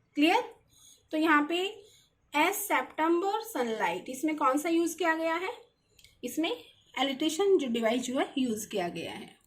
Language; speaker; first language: Hindi; native; Hindi